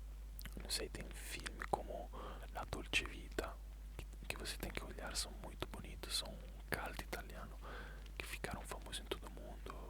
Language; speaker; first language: Portuguese; non-native, fluent; Italian